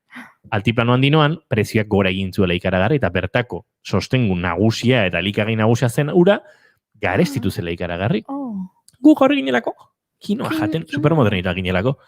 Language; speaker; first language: Basque; native; Basque